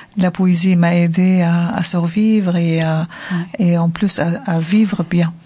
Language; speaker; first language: French; non-native, fluent; Arabic